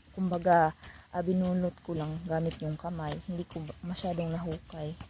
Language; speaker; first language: Filipino; non-native, local second language; Cebuano